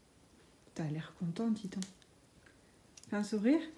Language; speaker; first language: French; native; French